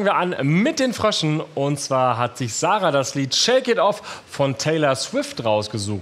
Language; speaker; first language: German; native; German